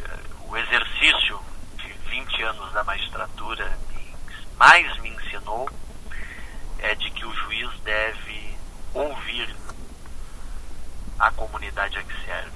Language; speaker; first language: Portuguese; native; Portuguese